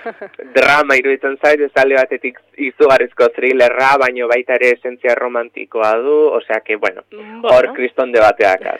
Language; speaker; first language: Basque; native; Basque